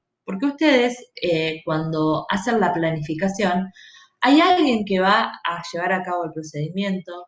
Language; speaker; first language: Spanish; native; Spanish